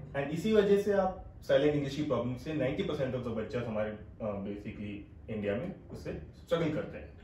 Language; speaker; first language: Hindi; non-native, local second language; Punjabi